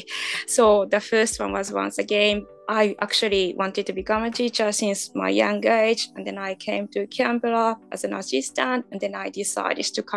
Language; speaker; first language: English; non-native, fluent; Japanese